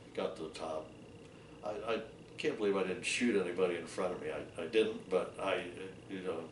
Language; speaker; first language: English; native; English